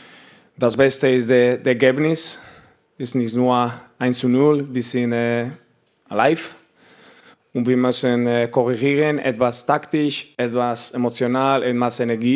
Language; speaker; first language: German; non-native, learner; Spanish